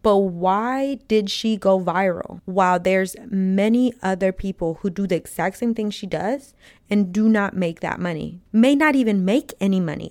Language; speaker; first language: English; early bilingual, other home language; Spanish